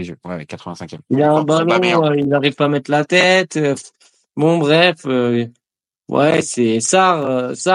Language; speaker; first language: French; native; French